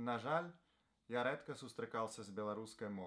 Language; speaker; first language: Ukrainian; non-native, learner; Slovenian